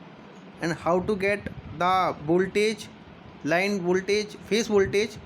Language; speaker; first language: English; non-native, local second language; Hindi